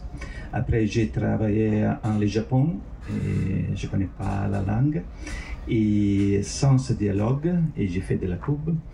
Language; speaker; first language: French; non-native, fluent; Italian